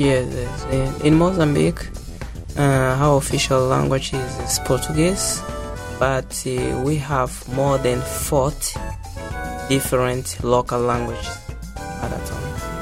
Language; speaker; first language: English; non-native, local second language; Portuguese